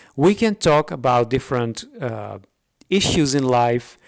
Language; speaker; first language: English; non-native, fluent; Dutch